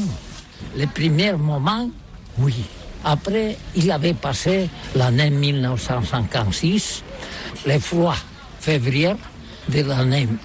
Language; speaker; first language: French; non-native, learner; Catalan